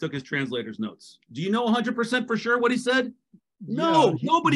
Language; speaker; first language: English; native; English